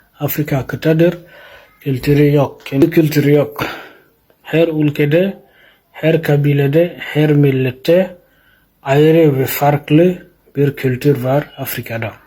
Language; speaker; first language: Turkish; non-native, fluent; Fula